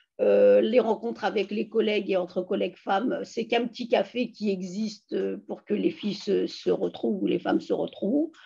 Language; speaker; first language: French; native; French